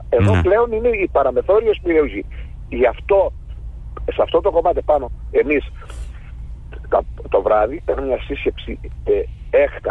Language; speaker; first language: Greek; native; Greek